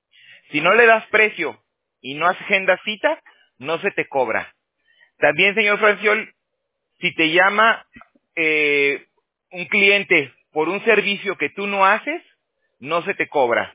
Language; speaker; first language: Spanish; native; Spanish